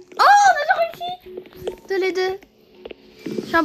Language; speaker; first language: French; native; French